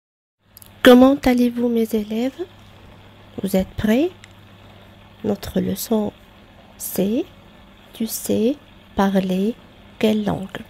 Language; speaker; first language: French; non-native, fluent; Arabic